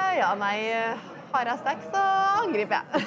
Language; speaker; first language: Norwegian; native; Norwegian